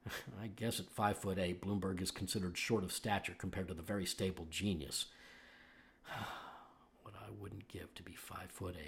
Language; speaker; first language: English; native; English